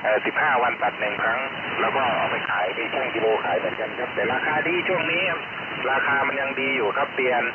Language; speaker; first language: Thai; native; Thai